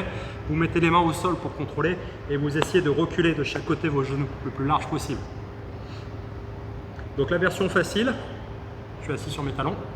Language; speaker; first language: French; native; French